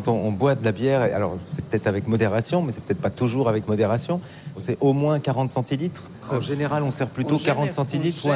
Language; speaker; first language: French; native; French